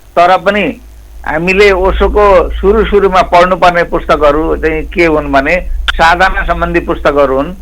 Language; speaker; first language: Nepali; native; Nepali